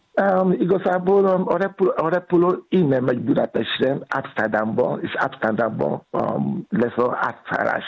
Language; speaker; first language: Hungarian; non-native, fluent; Yoruba